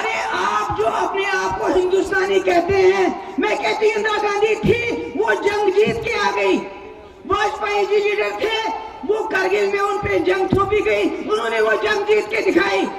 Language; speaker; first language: Urdu; non-native, local second language; Kashmiri